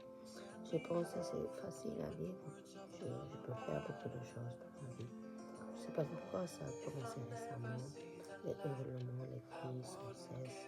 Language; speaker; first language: French; non-native, learner; Japanese